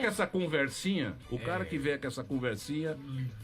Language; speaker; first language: Portuguese; native; Portuguese